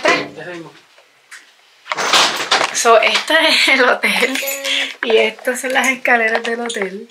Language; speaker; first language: Spanish; native; Spanish